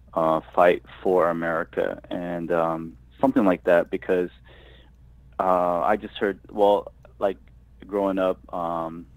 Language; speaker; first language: English; native; English